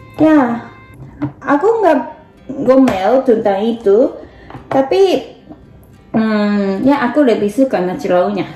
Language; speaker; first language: Indonesian; non-native, learner; Japanese